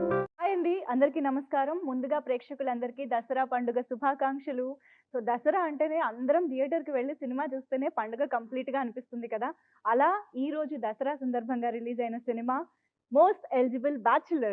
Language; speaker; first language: Telugu; native; Telugu